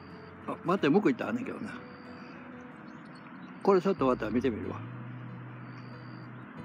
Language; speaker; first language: Japanese; native; Japanese